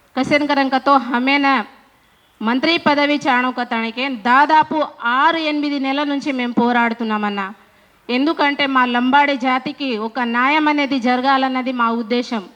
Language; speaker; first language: Telugu; non-native, local second language; Lambadi